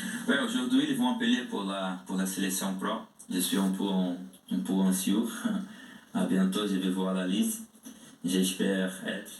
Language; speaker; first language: French; non-native, learner; Portuguese